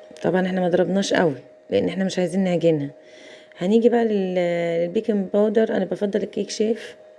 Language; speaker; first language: Arabic; native; Arabic